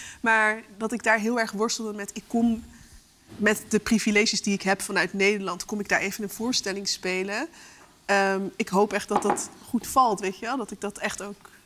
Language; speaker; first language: Dutch; native; Dutch